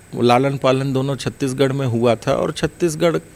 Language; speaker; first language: Hindi; native; Hindi